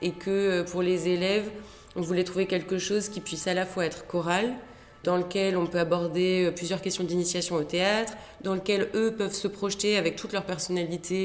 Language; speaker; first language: French; native; French